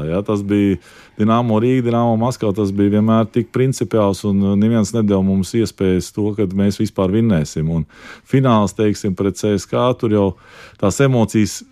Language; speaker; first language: Latvian; native; Latvian